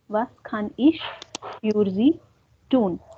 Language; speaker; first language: German; non-native, fluent; Hindi